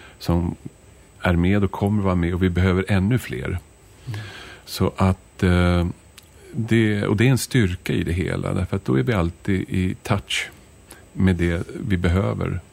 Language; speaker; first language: Swedish; native; Swedish